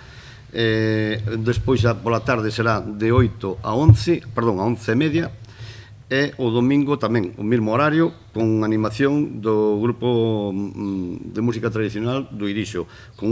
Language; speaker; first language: Galician; native; Galician